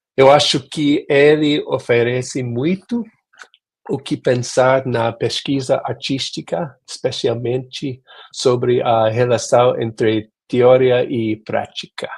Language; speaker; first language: Portuguese; non-native, learner; English